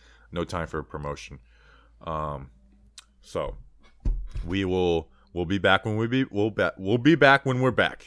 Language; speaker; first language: English; native; English